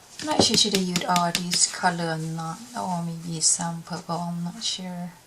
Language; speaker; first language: English; non-native, learner; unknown